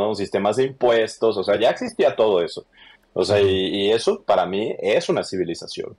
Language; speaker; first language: Spanish; native; Spanish